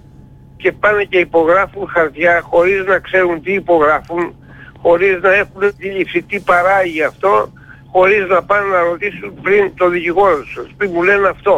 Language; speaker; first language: Greek; native; Greek